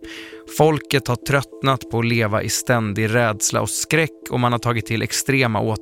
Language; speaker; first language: Swedish; native; Swedish